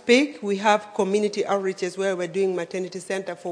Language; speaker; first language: English; non-native, local second language; Acoli